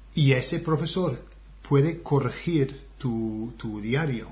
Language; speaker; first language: Spanish; non-native, fluent; English